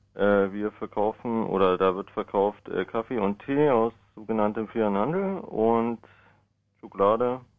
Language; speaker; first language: German; native; German